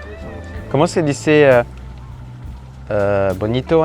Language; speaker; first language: Spanish; non-native, learner; French